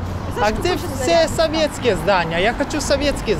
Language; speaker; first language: Russian; non-native, learner; Italian